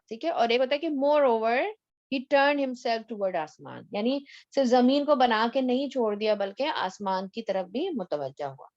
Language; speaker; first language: Urdu; native; Urdu